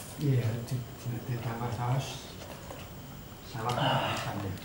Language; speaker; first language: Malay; non-native, local second language; Javanese